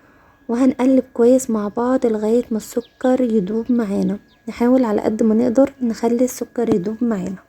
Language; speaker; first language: Arabic; native; Arabic